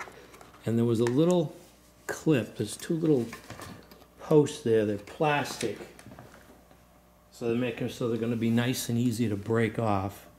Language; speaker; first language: English; native; English